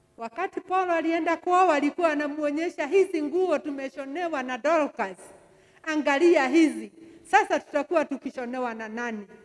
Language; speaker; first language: Swahili; non-native, local second language; Kikuyu